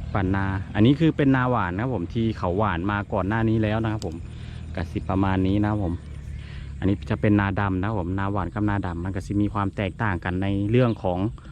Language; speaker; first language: Thai; native; Thai